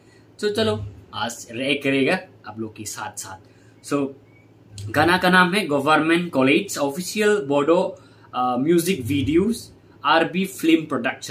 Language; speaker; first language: Hindi; non-native, local second language; Kok Borok